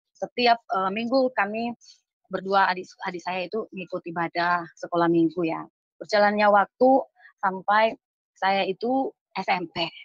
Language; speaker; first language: Indonesian; native; Indonesian